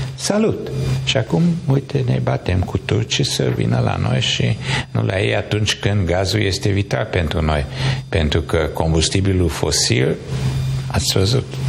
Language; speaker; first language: Romanian; non-native, local second language; Hungarian